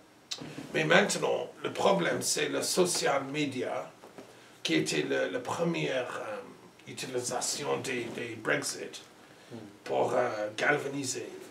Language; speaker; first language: French; non-native, learner; English